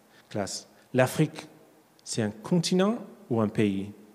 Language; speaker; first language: French; non-native, fluent; English